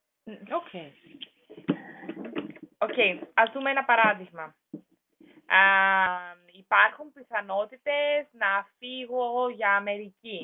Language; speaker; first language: Greek; non-native, learner; German